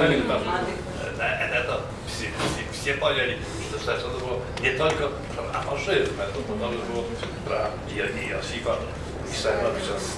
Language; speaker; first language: Russian; non-native, fluent; Polish